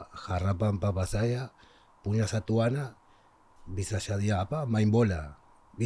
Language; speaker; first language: Indonesian; non-native, learner; Spanish